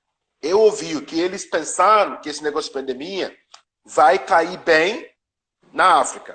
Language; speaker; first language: Portuguese; non-native, learner; Yoruba